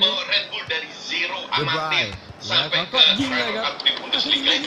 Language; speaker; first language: Indonesian; native; Indonesian